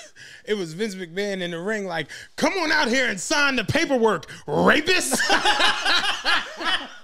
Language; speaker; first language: English; native; English